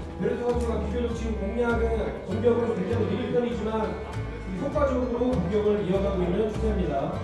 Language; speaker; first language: Korean; native; Korean